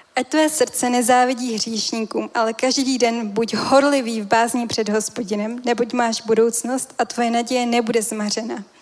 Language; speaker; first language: Czech; native; Czech